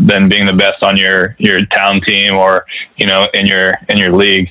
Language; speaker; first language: English; native; English